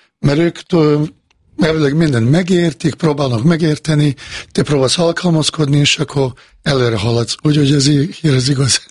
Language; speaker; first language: Hungarian; non-native, fluent; Bosnian